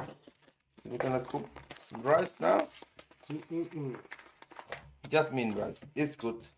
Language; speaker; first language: English; non-native, learner; Thai